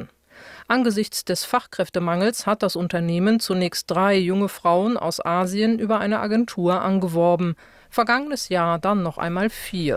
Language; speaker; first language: German; native; German